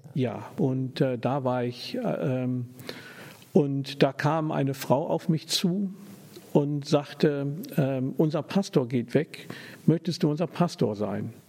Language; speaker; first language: German; non-native, fluent; English